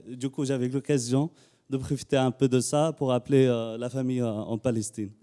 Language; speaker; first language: French; non-native, fluent; Arabic